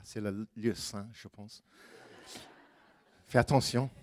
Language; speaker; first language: French; non-native, fluent; English